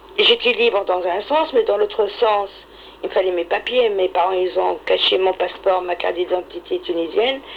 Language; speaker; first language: French; non-native, local second language; Arabic